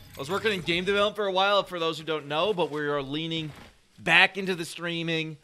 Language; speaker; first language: English; native; English